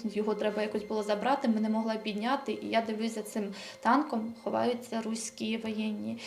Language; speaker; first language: Ukrainian; native; Ukrainian